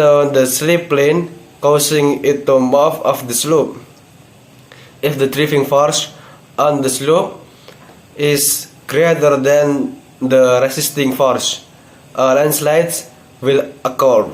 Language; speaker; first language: English; non-native, learner; Indonesian